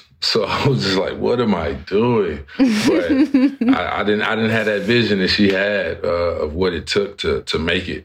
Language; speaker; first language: English; native; English